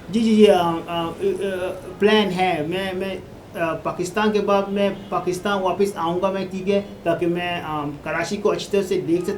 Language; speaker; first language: Hindi; non-native, learner; Arabic